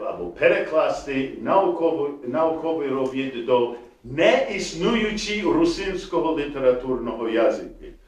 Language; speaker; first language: Ukrainian; non-native, learner; English